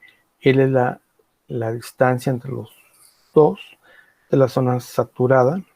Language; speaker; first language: Spanish; native; Spanish